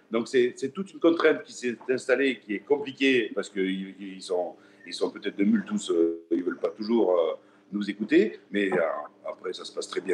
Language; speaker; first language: French; native; French